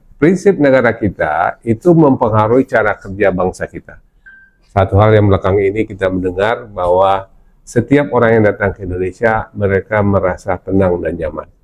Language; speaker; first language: Indonesian; non-native, local second language; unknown